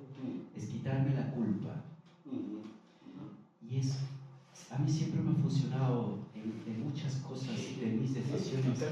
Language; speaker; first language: Spanish; native; Spanish